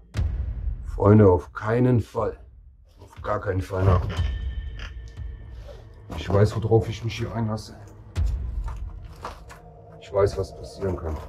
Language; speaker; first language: German; native; German